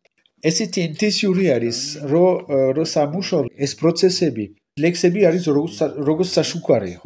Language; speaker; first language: Georgian; non-native, learner; French